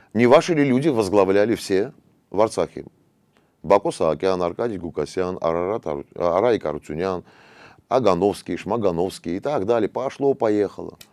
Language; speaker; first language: Russian; non-native, local second language; Armenian